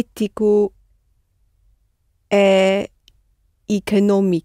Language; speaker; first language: Portuguese; non-native, learner; English